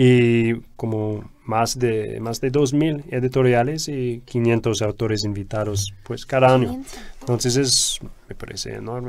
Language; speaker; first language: Spanish; non-native, fluent; English